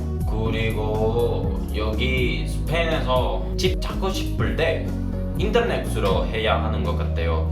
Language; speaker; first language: Korean; non-native, learner; Spanish